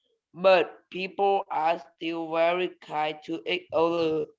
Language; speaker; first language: English; non-native, learner; Vietnamese